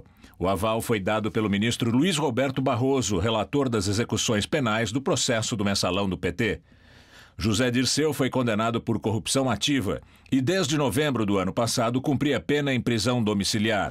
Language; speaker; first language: Portuguese; native; Portuguese